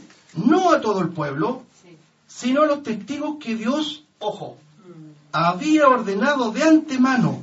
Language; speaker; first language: Spanish; native; Spanish